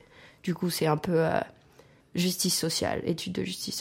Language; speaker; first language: French; non-native, fluent; Spanish